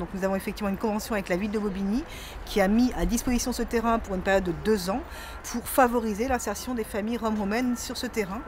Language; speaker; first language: French; native; French